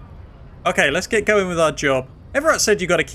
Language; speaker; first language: English; native; English